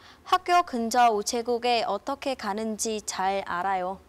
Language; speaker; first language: Korean; non-native, fluent; Vietnamese